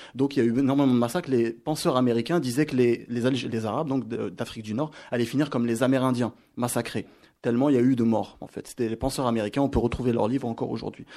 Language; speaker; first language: French; non-native, local second language; Arabic